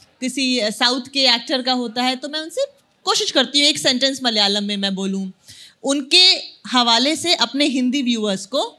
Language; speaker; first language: Hindi; native; Hindi